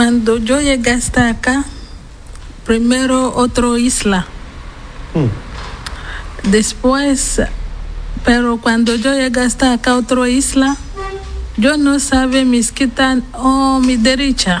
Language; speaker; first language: Spanish; non-native, learner; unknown